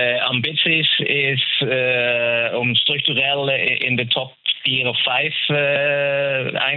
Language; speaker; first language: Dutch; non-native, fluent; Norwegian